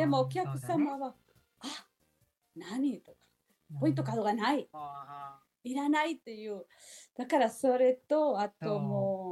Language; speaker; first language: Japanese; non-native, learner; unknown